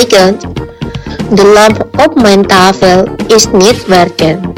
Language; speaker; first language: Dutch; non-native, learner; Indonesian